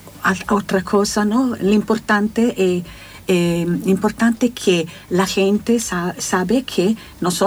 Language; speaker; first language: Spanish; non-native, learner; Italian